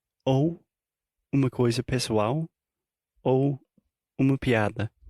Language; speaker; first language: Portuguese; non-native, fluent; English